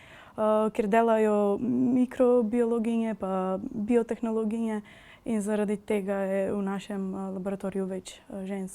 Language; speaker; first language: Slovenian; non-native, fluent; Macedonian